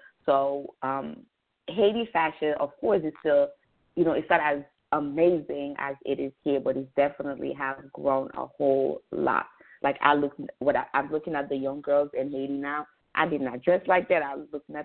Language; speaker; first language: English; non-native, fluent; Haitian Creole